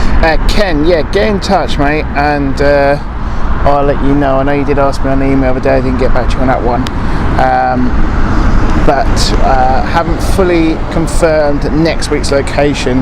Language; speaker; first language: English; native; English